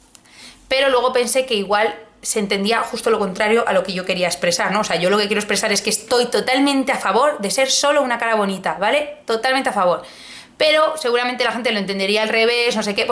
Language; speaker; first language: Spanish; native; Spanish